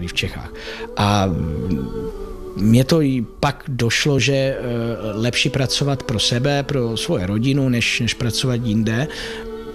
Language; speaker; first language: Czech; non-native, learner; Italian